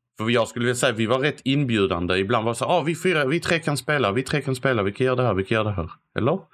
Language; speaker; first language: Swedish; early bilingual, other home language; Arabic